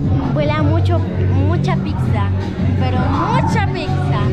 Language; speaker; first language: Spanish; native; Spanish